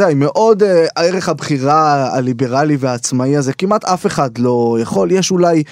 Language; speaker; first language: Hebrew; native; Hebrew